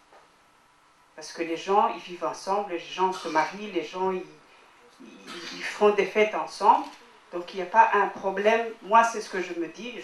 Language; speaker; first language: French; non-native, local second language; Kinyarwanda